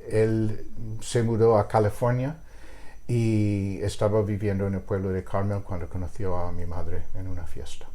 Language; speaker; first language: Spanish; non-native, fluent; English